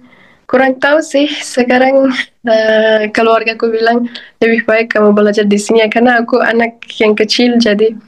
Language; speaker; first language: Indonesian; non-native, fluent; Uzbek